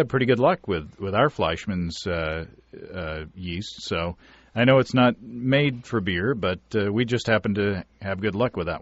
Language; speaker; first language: English; native; English